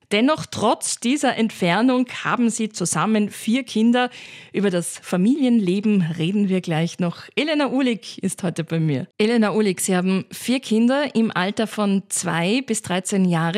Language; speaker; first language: German; native; German